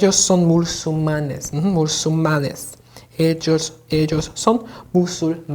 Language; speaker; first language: Spanish; non-native, fluent; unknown